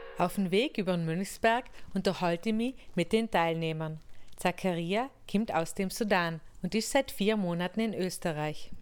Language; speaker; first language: German; native; German